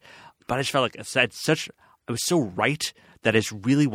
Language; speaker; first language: English; native; English